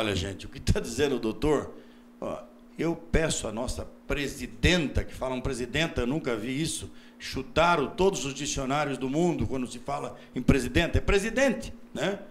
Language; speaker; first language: Portuguese; native; Portuguese